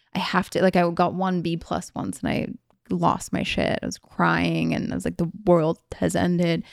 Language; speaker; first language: English; early bilingual, other home language; Hungarian